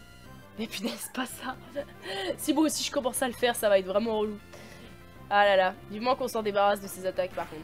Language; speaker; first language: French; native; French